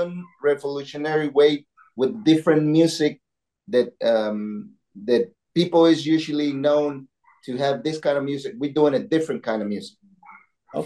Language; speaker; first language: English; non-native, learner; Spanish